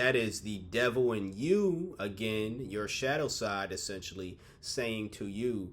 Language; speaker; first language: English; native; English